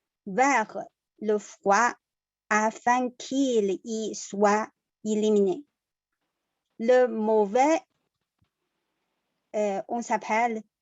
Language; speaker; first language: French; non-native, learner; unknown